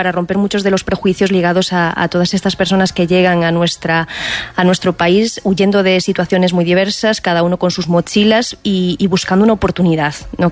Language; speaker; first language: Spanish; native; Spanish